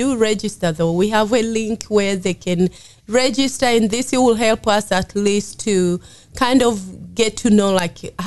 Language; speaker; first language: English; non-native, local second language; Swahili